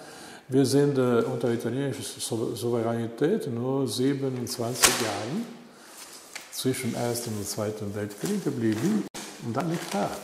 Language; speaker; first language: German; non-native, learner; Italian